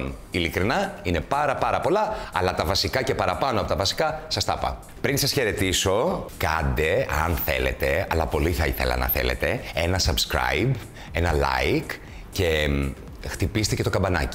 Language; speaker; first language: Greek; native; Greek